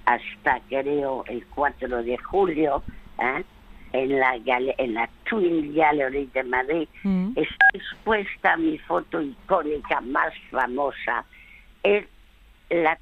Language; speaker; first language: Spanish; early bilingual, other home language; French